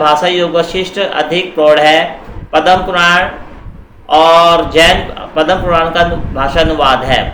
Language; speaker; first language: Hindi; native; Hindi